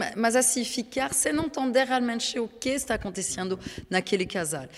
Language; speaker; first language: Portuguese; non-native, fluent; French